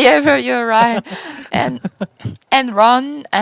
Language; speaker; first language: English; non-native, learner; Korean